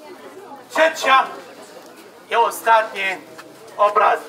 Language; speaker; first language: Polish; non-native, fluent; Arabic